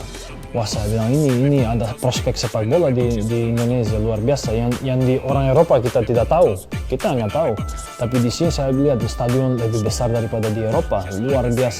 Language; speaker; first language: Indonesian; non-native, fluent; Serbian